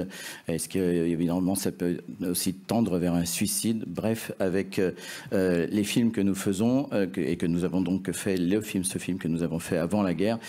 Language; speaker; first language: French; native; French